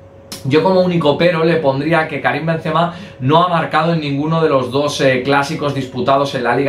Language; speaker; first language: Spanish; native; Spanish